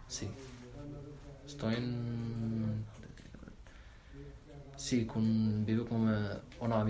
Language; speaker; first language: Spanish; non-native, learner; Arabic